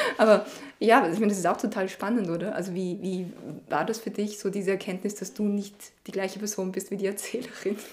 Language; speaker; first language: German; early bilingual, other home language; Chinese